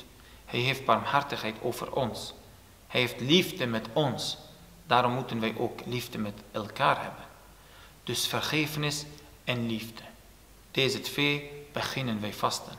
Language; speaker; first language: Dutch; non-native, fluent; Turoyo